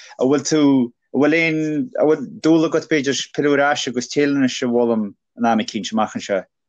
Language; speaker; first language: Irish; native; Irish